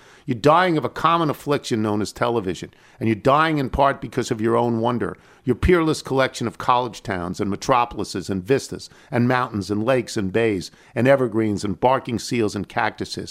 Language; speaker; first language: English; native; English